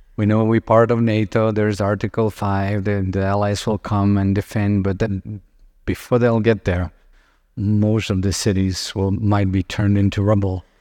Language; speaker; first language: English; non-native, fluent; Lithuanian